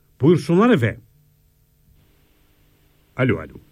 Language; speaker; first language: Turkish; native; Turkish